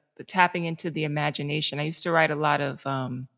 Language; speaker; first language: English; native; English